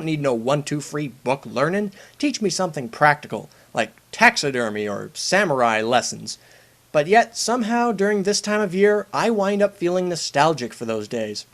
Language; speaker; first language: English; native; English